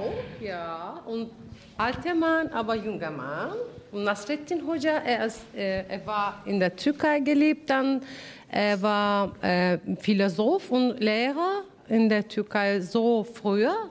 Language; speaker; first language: German; non-native, learner; Turkish